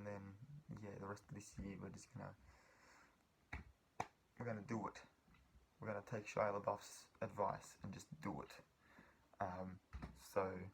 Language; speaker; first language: English; native; English